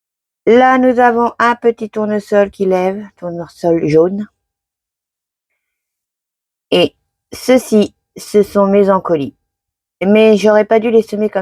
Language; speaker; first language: French; native; French